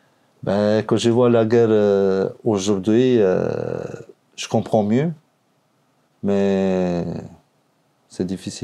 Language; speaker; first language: French; non-native, learner; Albanian